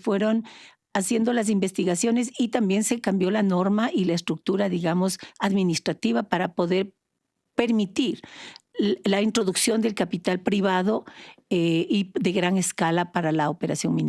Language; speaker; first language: Spanish; native; Spanish